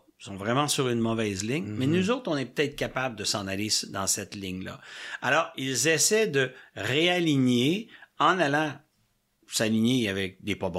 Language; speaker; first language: French; native; French